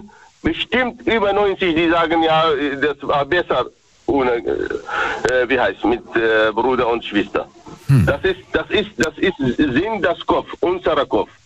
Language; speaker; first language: German; non-native, learner; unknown